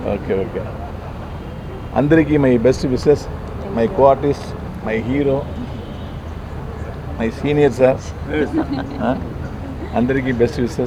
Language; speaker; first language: Telugu; non-native, learner; Tamil